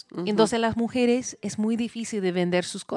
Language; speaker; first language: Spanish; non-native, learner; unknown